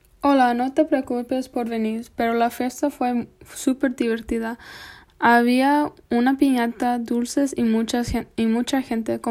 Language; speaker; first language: Spanish; non-native, fluent; English